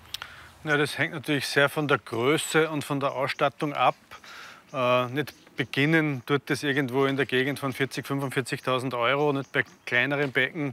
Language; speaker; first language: German; native; German